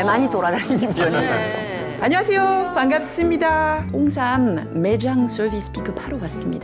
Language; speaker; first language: Korean; non-native, fluent; French